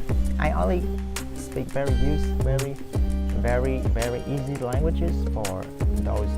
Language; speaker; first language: English; non-native, fluent; Vietnamese